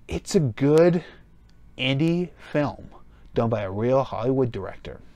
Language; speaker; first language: English; native; English